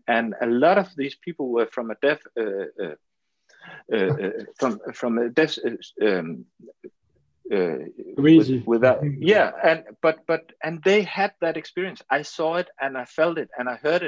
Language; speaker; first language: English; non-native, fluent; Danish